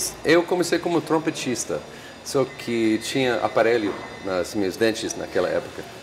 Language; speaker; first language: Portuguese; non-native, fluent; English